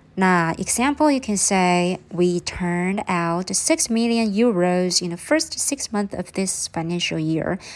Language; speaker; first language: English; non-native, fluent; Chinese